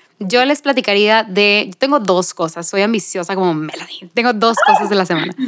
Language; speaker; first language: Spanish; native; Spanish